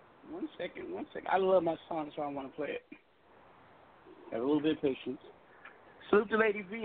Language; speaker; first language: English; native; English